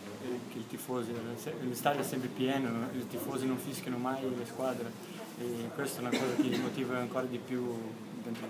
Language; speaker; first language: Italian; non-native, fluent; Portuguese